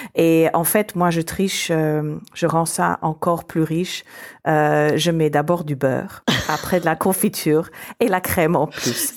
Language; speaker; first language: French; non-native, fluent; English